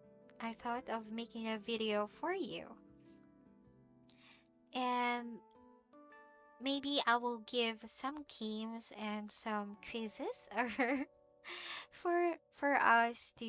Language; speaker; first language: English; non-native, local second language; Filipino